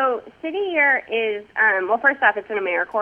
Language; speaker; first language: English; native; English